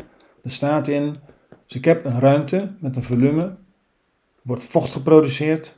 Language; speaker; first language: Dutch; native; Dutch